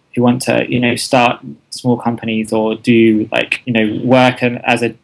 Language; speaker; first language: English; native; English